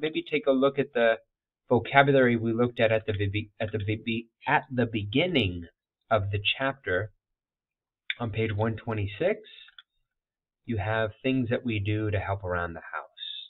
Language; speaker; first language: English; native; English